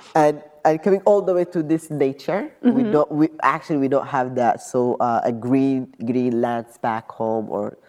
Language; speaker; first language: English; non-native, fluent; Arabic